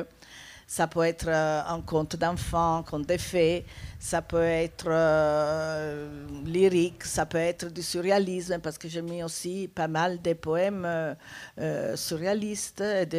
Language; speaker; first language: French; non-native, fluent; Italian